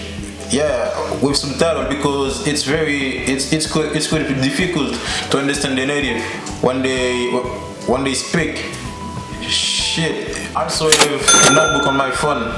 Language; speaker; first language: English; non-native, learner; Haitian Creole